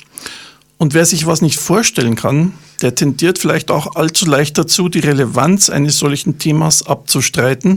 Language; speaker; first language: German; native; German